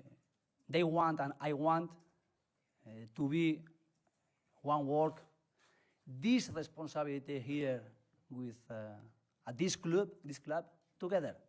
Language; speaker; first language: English; non-native, learner; Spanish